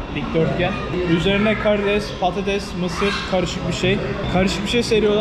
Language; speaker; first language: Turkish; native; Turkish